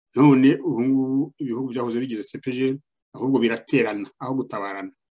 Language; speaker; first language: Kinyarwanda; native; Kinyarwanda